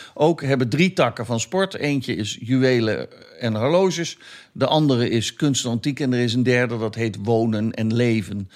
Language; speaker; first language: Dutch; native; Dutch